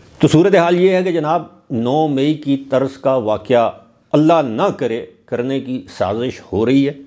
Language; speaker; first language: Urdu; non-native, local second language; Northern Hindko